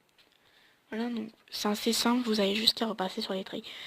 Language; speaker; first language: French; native; French